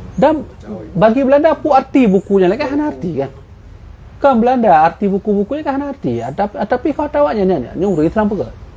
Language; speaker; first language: Malay; non-native, local second language; Achinese